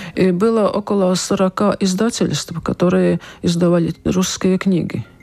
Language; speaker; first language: Russian; non-native, local second language; Latvian